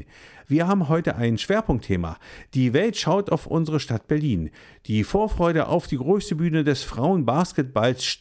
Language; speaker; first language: German; native; German